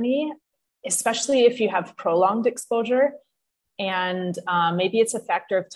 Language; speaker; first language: English; native; English